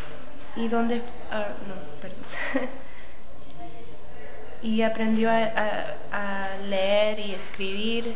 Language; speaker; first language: Spanish; early bilingual, other home language; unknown